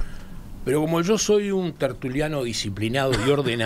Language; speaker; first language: Spanish; native; Spanish